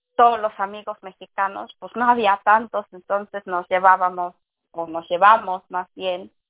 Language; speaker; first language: Spanish; early bilingual, heritage; English